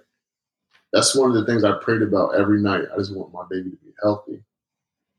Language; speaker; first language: English; native; English